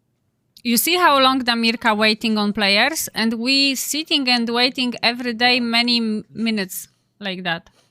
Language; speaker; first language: English; non-native, learner; Polish